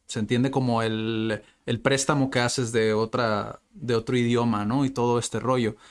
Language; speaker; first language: Spanish; native; Spanish